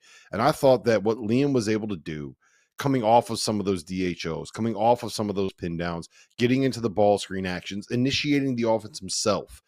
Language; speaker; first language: English; native; English